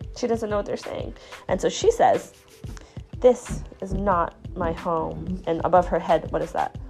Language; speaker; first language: English; non-native, fluent; Chinese